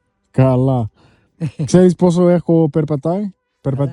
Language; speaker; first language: Greek; early bilingual, heritage; English